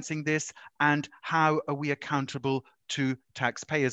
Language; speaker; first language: English; native; English